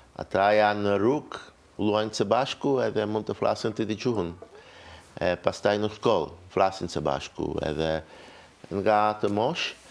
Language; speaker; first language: Albanian; non-native, fluent; Czech